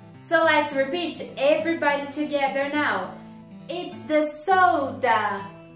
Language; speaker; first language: English; non-native, fluent; Portuguese